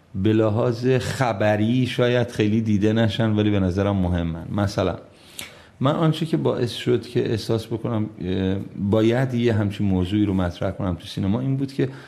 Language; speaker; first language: Persian; native; Persian